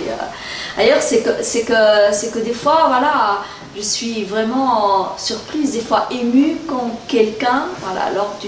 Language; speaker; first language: French; non-native, local second language; Arabic